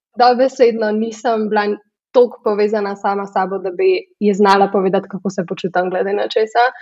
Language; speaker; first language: Slovenian; early bilingual, heritage; Slovenian